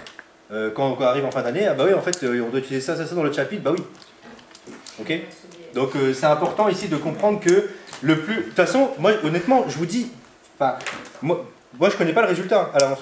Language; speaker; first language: French; native; French